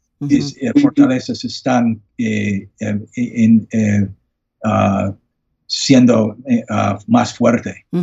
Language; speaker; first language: Spanish; non-native, learner; English